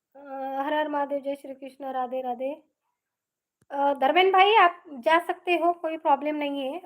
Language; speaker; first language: Hindi; non-native, local second language; Marathi